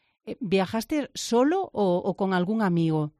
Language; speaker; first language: Spanish; native; Spanish